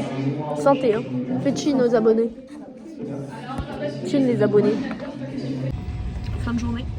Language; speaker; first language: French; native; French